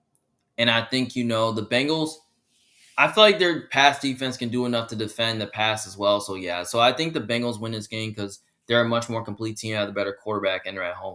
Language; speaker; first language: English; native; English